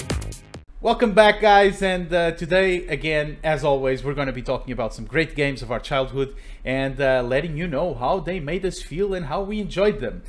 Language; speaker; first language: English; non-native, fluent; Portuguese